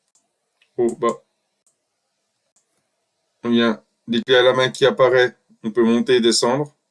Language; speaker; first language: French; native; French